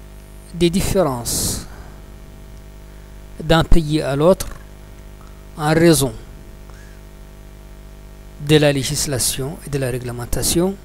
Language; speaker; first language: French; non-native, local second language; Arabic